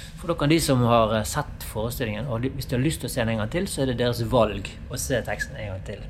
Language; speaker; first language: Norwegian; native; Norwegian